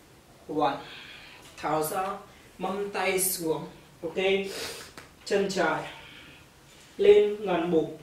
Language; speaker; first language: Vietnamese; non-native, learner; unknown